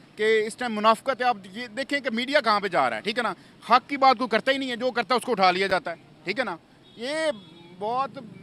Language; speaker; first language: Urdu; non-native, local second language; Punjabi